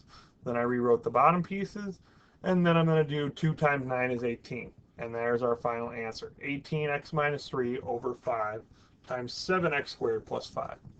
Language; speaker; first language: English; native; English